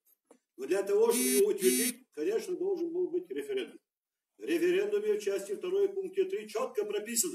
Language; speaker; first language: Russian; non-native, local second language; Ingush